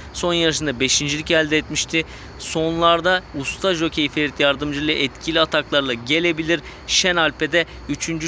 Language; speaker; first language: Turkish; native; Turkish